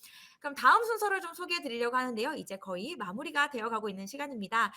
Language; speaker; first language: Korean; native; Korean